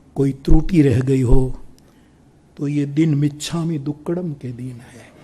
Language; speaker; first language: Hindi; non-native, local second language; Gujarati